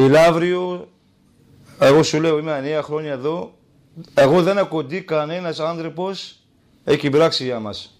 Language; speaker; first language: Greek; non-native, learner; Kurdish